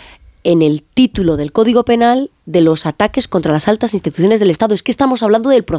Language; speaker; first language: Spanish; native; Spanish